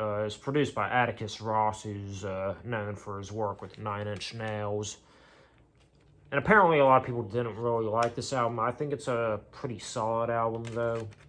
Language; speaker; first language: English; native; English